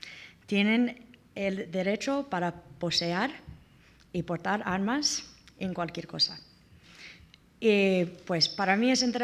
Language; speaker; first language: Spanish; non-native, learner; English